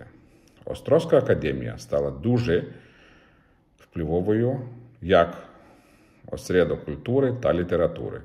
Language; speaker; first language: Ukrainian; non-native, fluent; Lithuanian